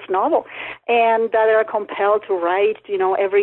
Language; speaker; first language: English; non-native, fluent; Czech